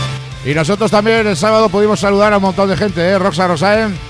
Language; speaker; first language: Spanish; native; Spanish